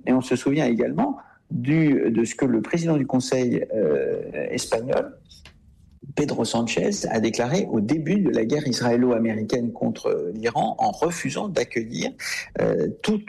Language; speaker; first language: French; native; French